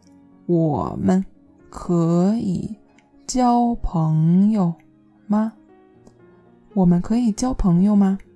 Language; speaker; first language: Chinese; non-native, learner; English